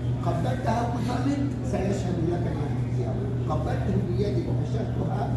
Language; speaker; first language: Arabic; native; Arabic